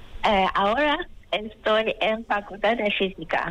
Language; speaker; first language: Spanish; non-native, learner; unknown